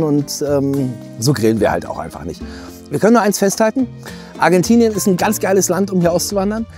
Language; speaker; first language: German; native; German